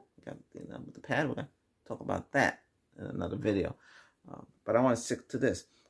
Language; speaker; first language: English; native; English